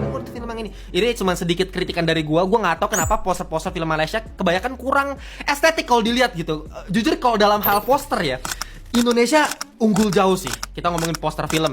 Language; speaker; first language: Indonesian; native; Indonesian